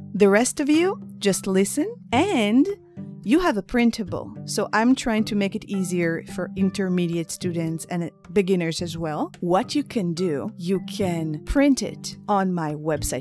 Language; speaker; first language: English; non-native, fluent; Hebrew